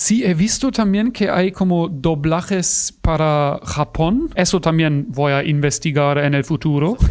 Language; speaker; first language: Spanish; non-native, fluent; German